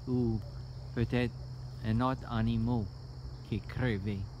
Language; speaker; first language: French; early bilingual, heritage; French